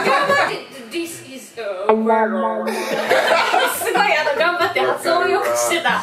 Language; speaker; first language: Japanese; early bilingual, other home language; Russian